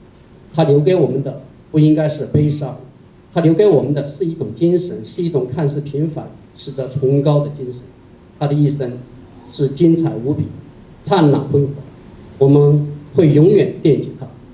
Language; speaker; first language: Chinese; native; Chinese